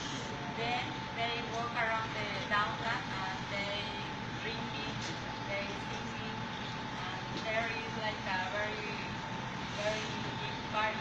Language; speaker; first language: English; non-native, learner; Spanish